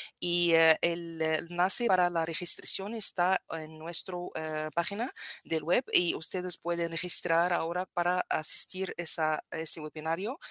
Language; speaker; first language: Spanish; non-native, fluent; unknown